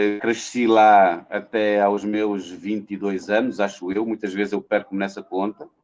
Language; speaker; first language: Portuguese; non-native, local second language; Kabuverdianu